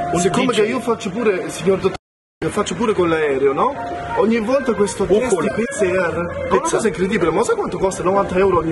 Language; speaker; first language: Italian; early bilingual, heritage; German